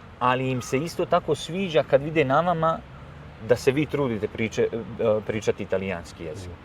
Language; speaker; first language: Bosnian; native; Bosnian